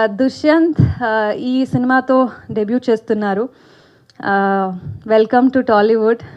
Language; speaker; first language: Telugu; non-native, learner; Kannada